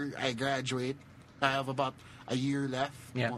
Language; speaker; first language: English; non-native, local second language; Filipino